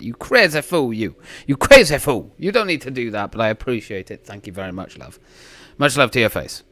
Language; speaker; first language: English; native; English